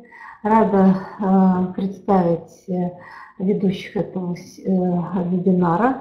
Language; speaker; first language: Russian; native; Russian